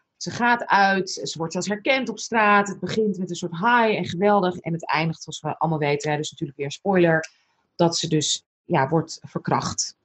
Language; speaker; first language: Dutch; early bilingual, other home language; Arabic